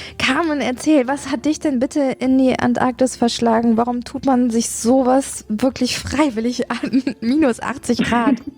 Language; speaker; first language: German; native; German